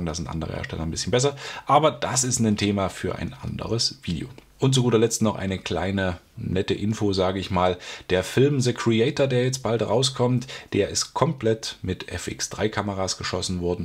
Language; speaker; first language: German; native; German